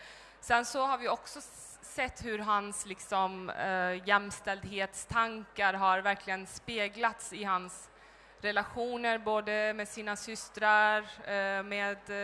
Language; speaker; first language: Swedish; early bilingual, other home language; Turkish